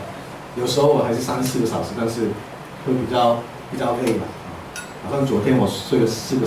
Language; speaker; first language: Chinese; early bilingual, heritage; English